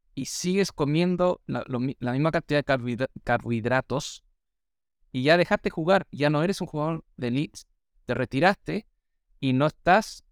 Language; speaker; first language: Spanish; non-native, fluent; English